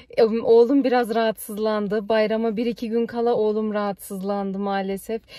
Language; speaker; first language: Turkish; early bilingual, heritage; Turkish